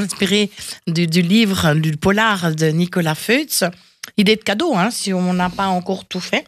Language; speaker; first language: French; native; French